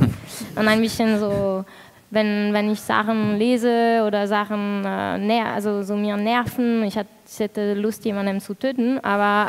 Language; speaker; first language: German; non-native, fluent; French